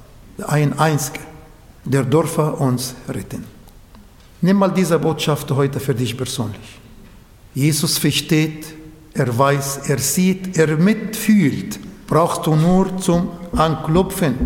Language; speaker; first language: German; non-native, fluent; Arabic